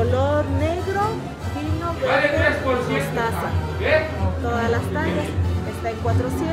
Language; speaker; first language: Spanish; native; Spanish